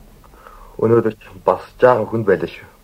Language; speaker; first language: Mongolian; native; Mongolian